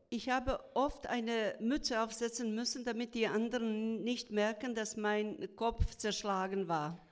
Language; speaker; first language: German; non-native, fluent; Croatian